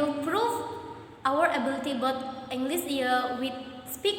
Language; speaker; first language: English; non-native, learner; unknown